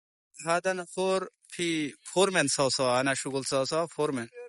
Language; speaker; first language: Arabic; non-native, learner; Bangla